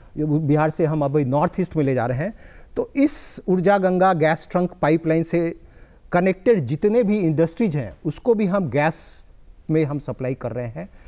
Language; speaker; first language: Hindi; native; Hindi